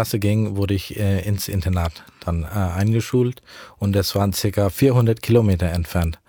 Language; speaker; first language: German; early bilingual, heritage; German